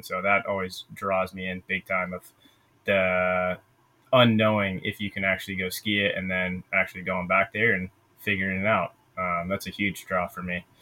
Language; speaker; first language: English; native; English